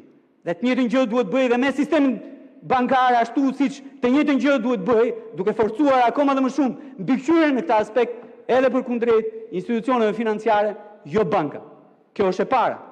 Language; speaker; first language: Albanian; native; Albanian